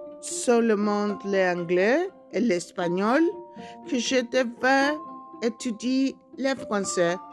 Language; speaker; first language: French; non-native, learner; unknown